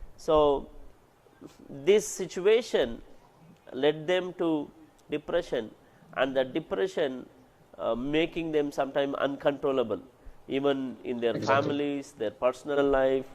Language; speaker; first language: English; non-native, local second language; Kannada